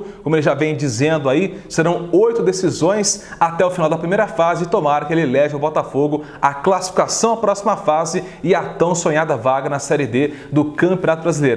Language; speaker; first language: Portuguese; native; Portuguese